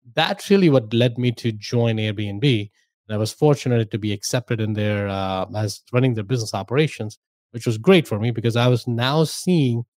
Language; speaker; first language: English; non-native, local second language; Hindi